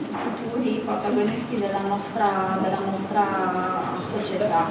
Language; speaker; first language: Italian; non-native, fluent; Kurdish